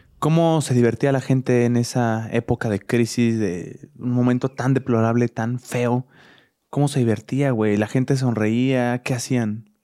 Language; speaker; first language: Spanish; native; Spanish